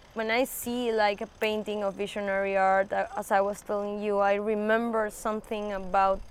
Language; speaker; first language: English; non-native, fluent; Spanish